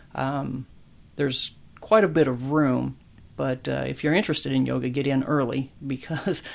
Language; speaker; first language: English; native; English